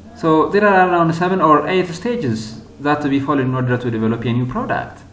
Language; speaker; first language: English; non-native, local second language; Amharic